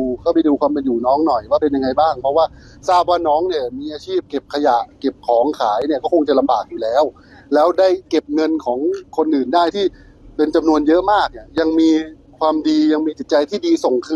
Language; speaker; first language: Thai; native; Thai